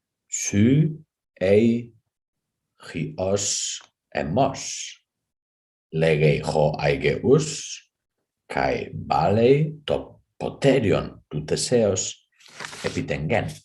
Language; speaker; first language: Greek; non-native, fluent; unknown